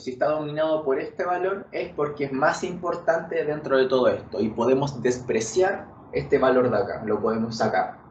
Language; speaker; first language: Spanish; native; Spanish